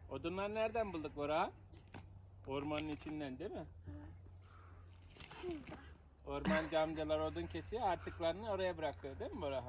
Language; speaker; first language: Turkish; native; Turkish